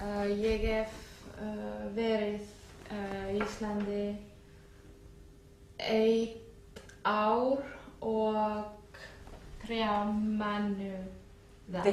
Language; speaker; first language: Icelandic; non-native, learner; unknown